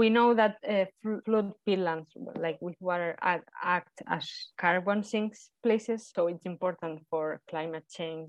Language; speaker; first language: English; non-native, fluent; Spanish